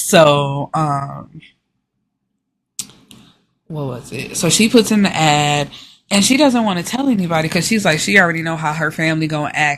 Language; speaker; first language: English; native; English